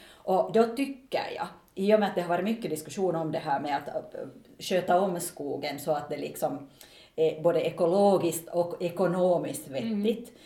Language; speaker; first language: Swedish; native; Swedish